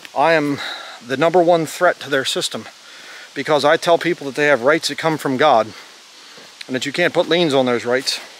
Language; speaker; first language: English; native; English